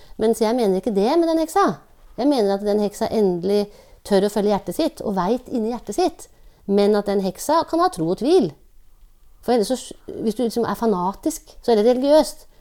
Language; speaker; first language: Norwegian; native; Norwegian